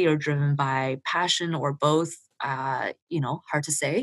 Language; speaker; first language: English; early bilingual, other home language; Chinese